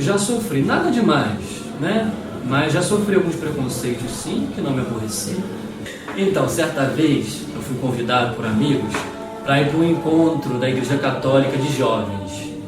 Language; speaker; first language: Portuguese; native; Portuguese